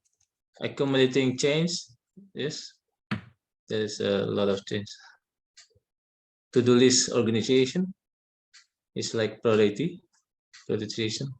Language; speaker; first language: English; non-native, learner; Indonesian